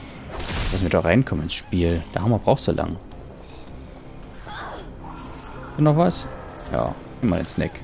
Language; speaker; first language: German; native; German